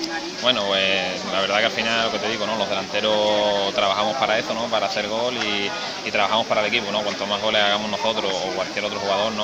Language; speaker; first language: Spanish; native; Spanish